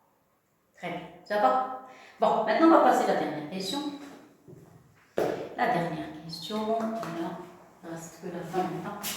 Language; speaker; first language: French; non-native, local second language; Arabic